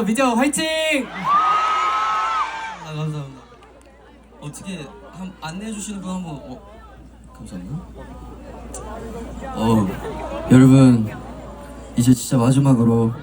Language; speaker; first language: Korean; early bilingual, heritage; Korean